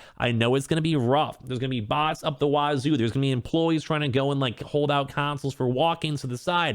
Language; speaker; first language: English; native; English